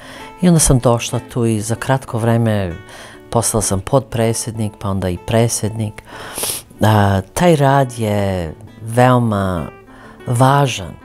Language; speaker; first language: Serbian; early bilingual, other home language; Croatian